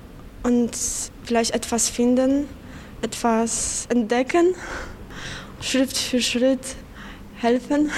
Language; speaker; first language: German; non-native, fluent; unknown